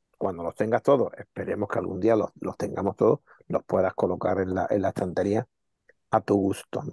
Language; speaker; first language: Spanish; native; Spanish